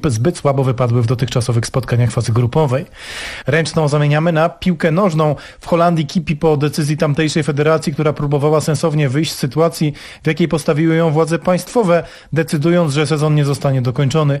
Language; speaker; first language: Polish; native; Polish